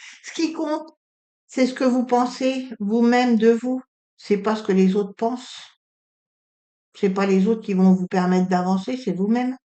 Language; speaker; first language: French; native; French